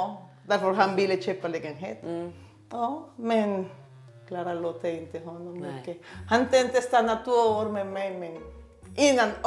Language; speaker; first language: Swedish; non-native, learner; Spanish